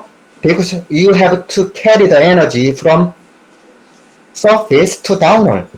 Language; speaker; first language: English; non-native, fluent; Korean